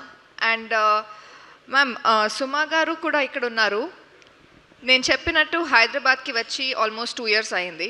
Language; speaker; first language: Telugu; non-native, learner; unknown